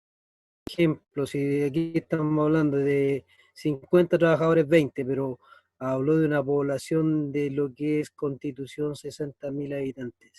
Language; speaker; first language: Spanish; native; Spanish